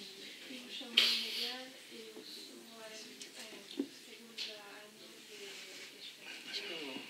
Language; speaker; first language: Portuguese; non-native, learner; French